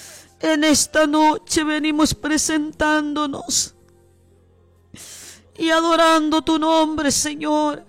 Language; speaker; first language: Spanish; native; Spanish